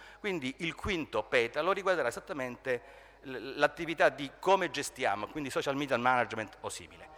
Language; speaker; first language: Italian; native; Italian